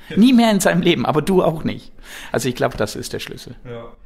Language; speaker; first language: German; native; German